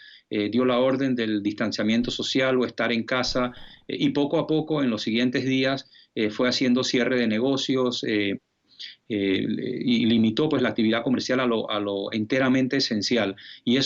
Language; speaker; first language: Spanish; native; Spanish